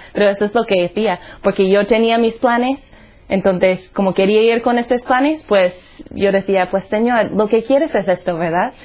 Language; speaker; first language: Spanish; non-native, fluent; English